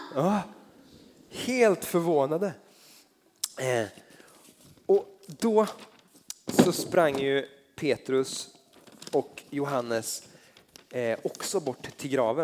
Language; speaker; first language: Swedish; native; Swedish